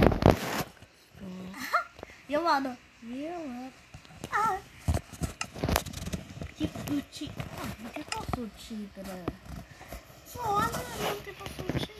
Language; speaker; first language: Italian; early bilingual, other home language; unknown